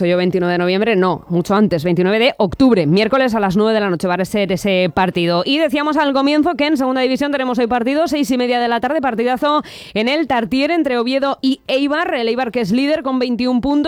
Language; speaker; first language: Spanish; native; Spanish